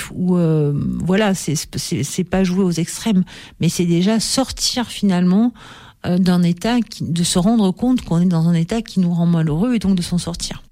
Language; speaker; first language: French; native; French